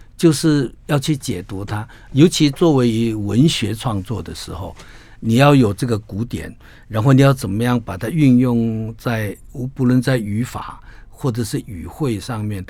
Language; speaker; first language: Chinese; non-native, local second language; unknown